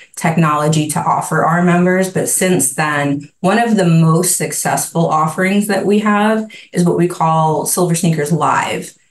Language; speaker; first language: English; native; English